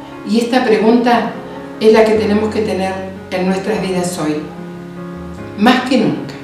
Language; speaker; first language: Spanish; native; Spanish